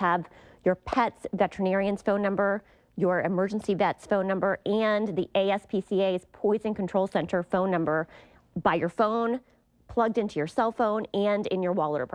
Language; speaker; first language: English; native; English